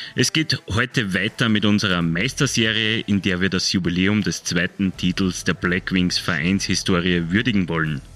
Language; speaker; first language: German; native; German